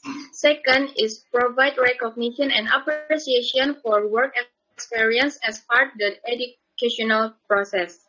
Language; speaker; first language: English; non-native, learner; Indonesian